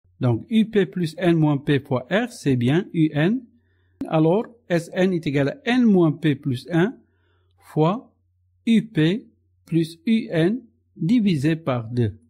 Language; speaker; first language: French; non-native, local second language; Arabic